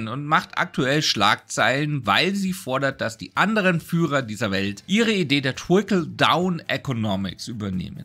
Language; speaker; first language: German; native; German